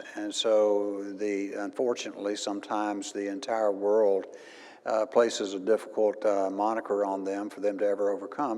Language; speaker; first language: English; native; English